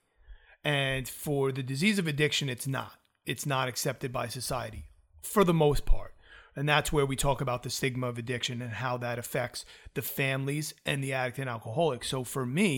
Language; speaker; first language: English; native; English